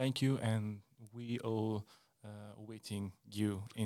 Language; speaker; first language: English; non-native, learner; Italian